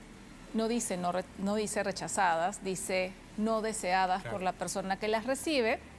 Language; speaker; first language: Spanish; native; Spanish